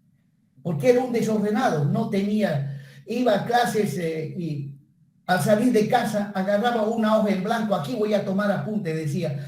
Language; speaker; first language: Spanish; native; Spanish